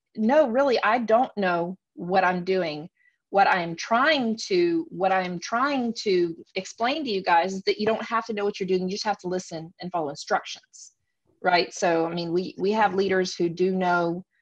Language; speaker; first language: English; native; English